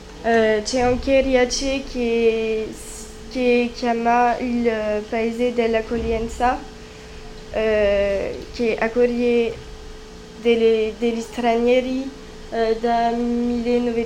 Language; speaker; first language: Italian; non-native, learner; French